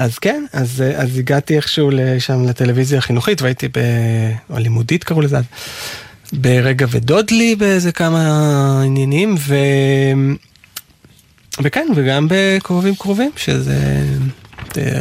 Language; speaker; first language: Hebrew; native; Hebrew